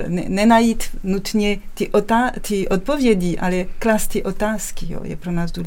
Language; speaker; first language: Czech; non-native, fluent; French